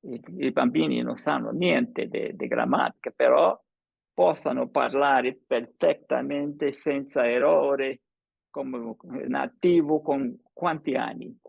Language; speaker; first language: Italian; non-native, fluent; English